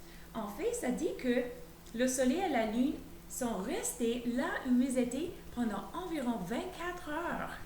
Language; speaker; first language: French; native; French